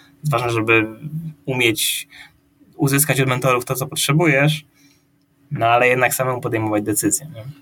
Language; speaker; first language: Polish; native; Polish